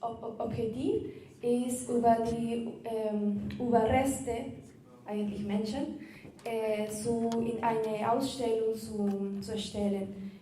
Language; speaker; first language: German; non-native, learner; Spanish